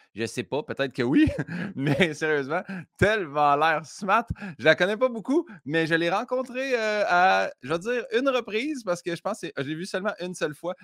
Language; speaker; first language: French; native; French